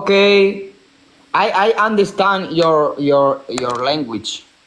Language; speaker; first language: English; non-native, learner; Spanish